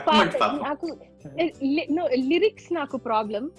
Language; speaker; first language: Telugu; non-native, local second language; Tamil